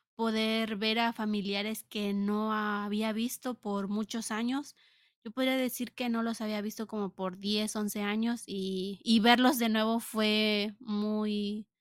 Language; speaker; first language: Spanish; native; Spanish